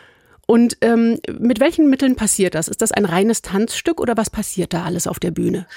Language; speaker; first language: German; native; German